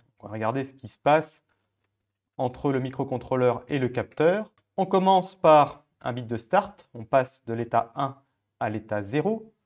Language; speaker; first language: French; native; French